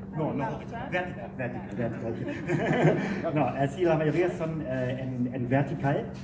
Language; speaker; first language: Spanish; non-native, learner; German